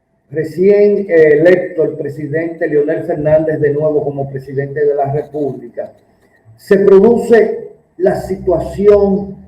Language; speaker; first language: Spanish; native; Spanish